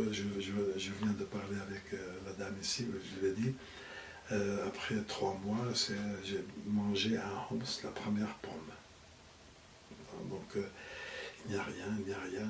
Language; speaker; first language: French; non-native, fluent; Arabic